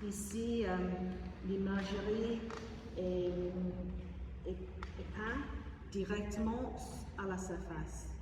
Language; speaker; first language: French; non-native, fluent; English